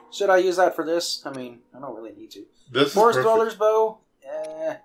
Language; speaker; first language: English; native; English